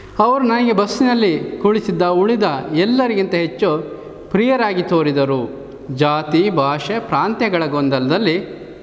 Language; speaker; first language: Kannada; native; Kannada